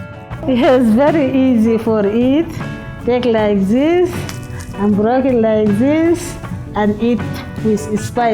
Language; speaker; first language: English; non-native, learner; Arabic